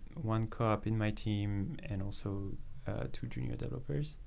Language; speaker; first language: English; non-native, fluent; French